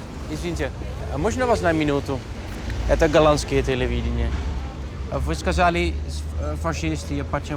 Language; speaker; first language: Russian; non-native, fluent; Dutch